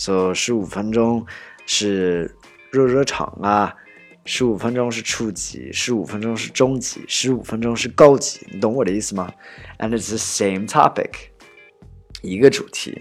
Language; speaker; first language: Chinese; non-native, fluent; English